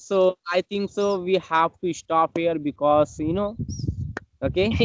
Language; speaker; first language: English; non-native, learner; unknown